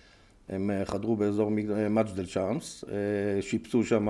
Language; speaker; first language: Hebrew; native; Hebrew